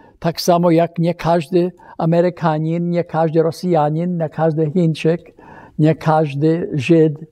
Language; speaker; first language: Polish; early bilingual, heritage; Polish